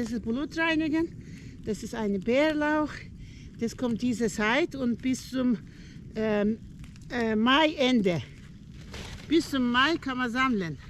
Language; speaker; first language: German; non-native, learner; Turkish